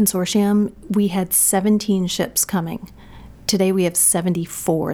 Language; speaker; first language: English; native; English